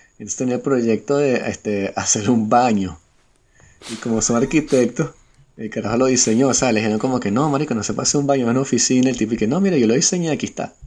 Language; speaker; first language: Spanish; native; Spanish